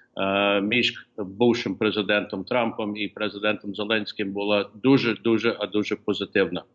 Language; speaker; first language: Ukrainian; early bilingual, heritage; Ukrainian